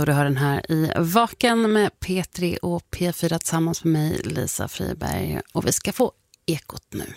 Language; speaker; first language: Swedish; native; Swedish